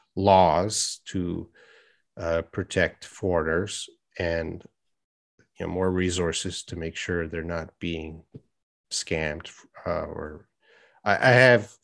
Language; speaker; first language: English; native; English